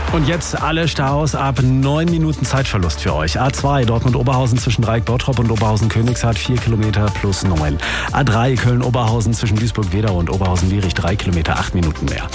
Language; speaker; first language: German; native; German